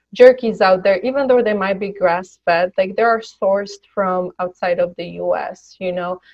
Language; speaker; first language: English; early bilingual, other home language; Polish